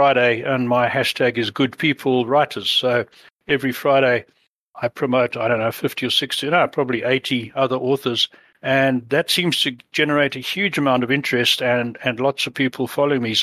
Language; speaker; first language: English; native; English